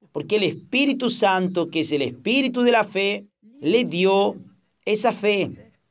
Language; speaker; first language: Spanish; non-native, fluent; Portuguese